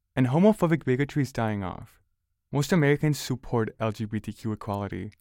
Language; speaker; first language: English; early bilingual, other home language; Spanish